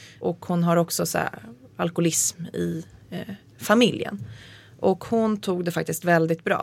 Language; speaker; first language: Swedish; native; Swedish